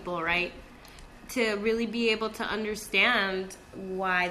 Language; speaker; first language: English; native; English